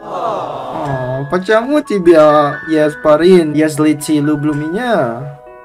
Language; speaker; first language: Russian; non-native, learner; Indonesian